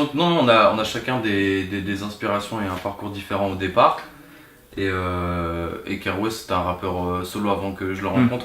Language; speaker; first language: French; native; French